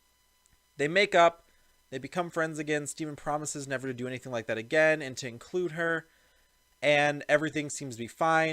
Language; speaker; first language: English; native; English